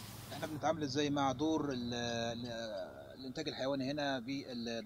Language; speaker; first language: Arabic; native; Arabic